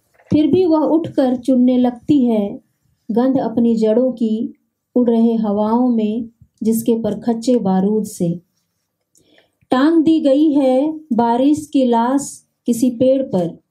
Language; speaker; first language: Hindi; non-native, local second language; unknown